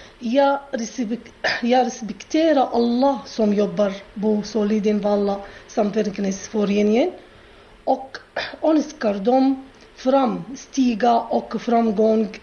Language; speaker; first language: Swedish; non-native, learner; Arabic